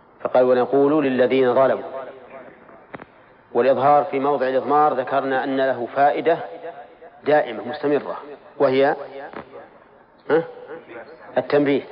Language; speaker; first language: Arabic; native; Arabic